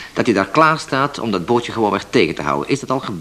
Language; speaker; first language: Dutch; native; Dutch